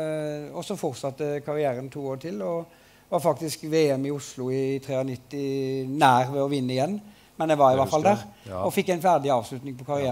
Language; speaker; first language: Norwegian; native; Norwegian